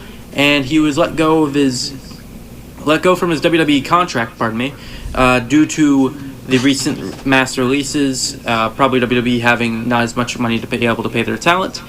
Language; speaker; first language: English; native; English